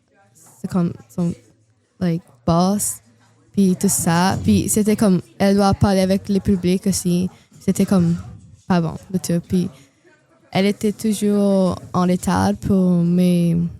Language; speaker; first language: French; non-native, learner; Portuguese